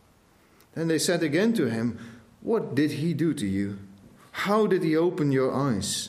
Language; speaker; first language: English; non-native, fluent; Dutch